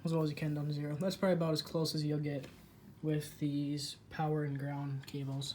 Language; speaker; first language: English; native; English